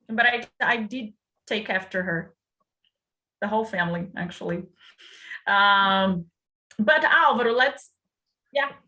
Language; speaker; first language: English; non-native, fluent; Portuguese